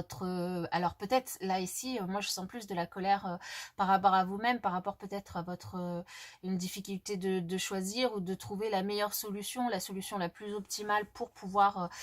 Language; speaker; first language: French; native; French